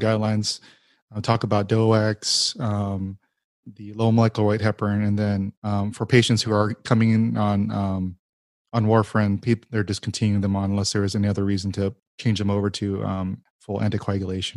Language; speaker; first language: English; native; English